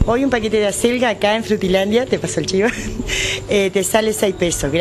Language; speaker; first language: Spanish; native; Spanish